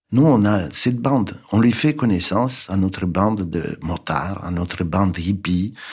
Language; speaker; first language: French; non-native, fluent; Romanian